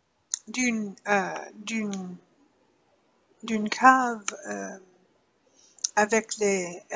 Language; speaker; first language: French; non-native, learner; English